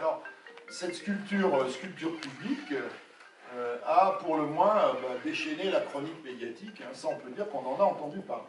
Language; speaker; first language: French; native; French